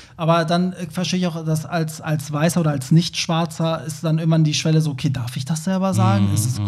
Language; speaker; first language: German; native; German